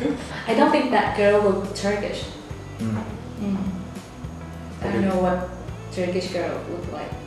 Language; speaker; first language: English; non-native, learner; Japanese